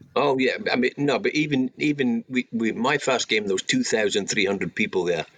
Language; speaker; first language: English; native; English